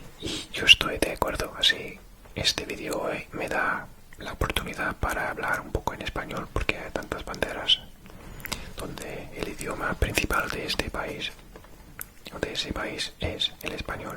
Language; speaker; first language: Spanish; non-native, fluent; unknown